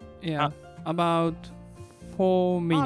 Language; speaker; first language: English; non-native, learner; Japanese